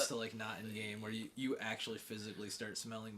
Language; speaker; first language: English; native; English